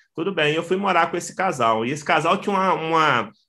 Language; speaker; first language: Portuguese; native; Portuguese